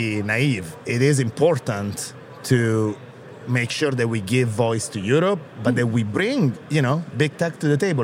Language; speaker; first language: English; non-native, fluent; Italian